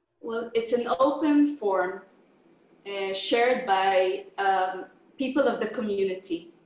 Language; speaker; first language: English; non-native, fluent; Hebrew